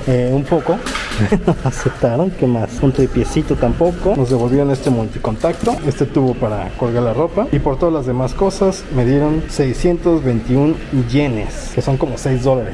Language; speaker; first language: Spanish; native; Spanish